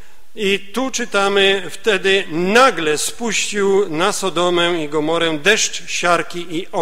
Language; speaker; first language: Polish; native; Polish